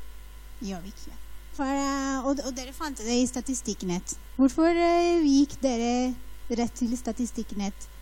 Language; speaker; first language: Norwegian; non-native, fluent; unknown